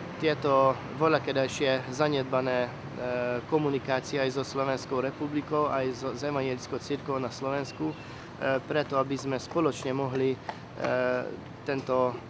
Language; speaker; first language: Slovak; early bilingual, heritage; Slovak